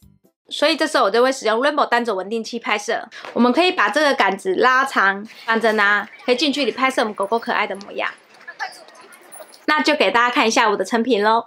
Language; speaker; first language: Chinese; native; Chinese